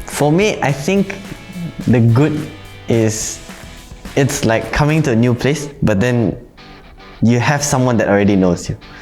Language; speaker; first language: English; non-native, fluent; Indonesian